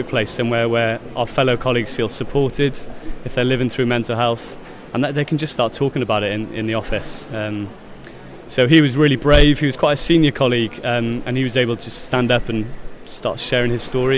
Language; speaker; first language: English; native; English